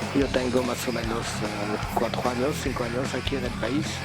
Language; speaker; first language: Spanish; non-native, learner; French